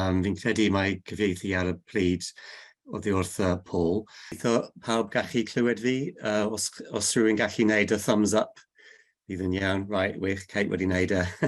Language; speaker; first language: Welsh; non-native, learner; English